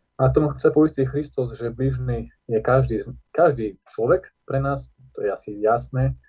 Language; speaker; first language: Slovak; non-native, local second language; Rusyn